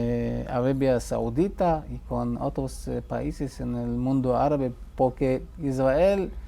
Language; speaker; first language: Spanish; non-native, fluent; Hebrew